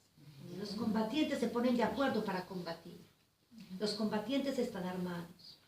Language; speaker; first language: Spanish; native; Spanish